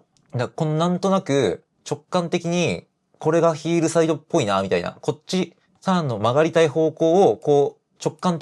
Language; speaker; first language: Japanese; native; Japanese